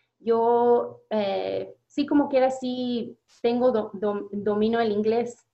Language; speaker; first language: Spanish; early bilingual, heritage; Spanish